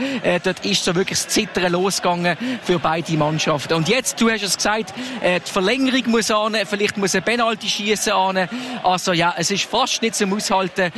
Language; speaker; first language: German; native; German